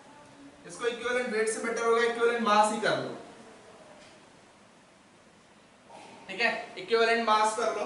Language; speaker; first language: Hindi; native; Hindi